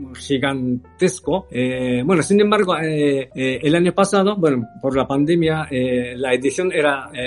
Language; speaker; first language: Spanish; non-native, fluent; Japanese